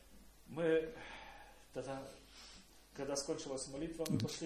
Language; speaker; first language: Polish; non-native, learner; Russian